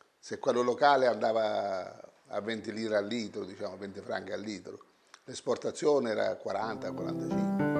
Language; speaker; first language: Italian; early bilingual, heritage; Italian